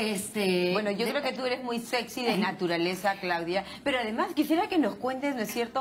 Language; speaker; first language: Spanish; native; Spanish